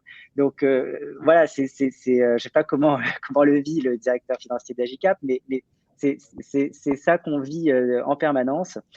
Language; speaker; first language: French; native; French